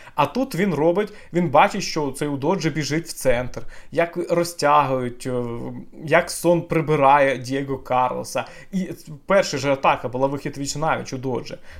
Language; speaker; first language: Ukrainian; native; Ukrainian